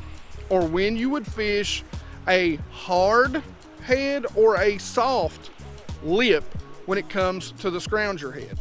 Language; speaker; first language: English; native; English